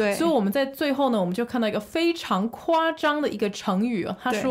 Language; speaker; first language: Chinese; native; Chinese